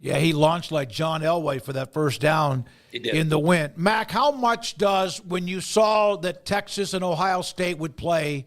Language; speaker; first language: English; native; English